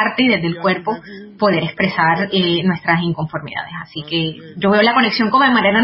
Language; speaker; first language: Spanish; native; Spanish